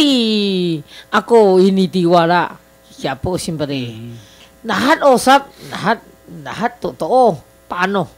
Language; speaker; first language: Filipino; non-native, learner; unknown